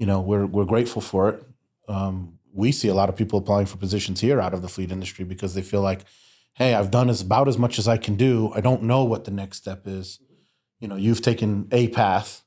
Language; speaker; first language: English; native; English